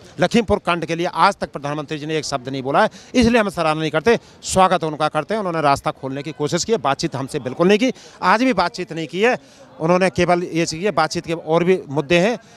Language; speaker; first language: Hindi; native; Hindi